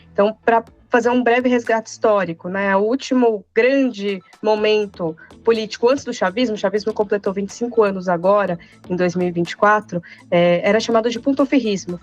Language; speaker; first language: Portuguese; native; Portuguese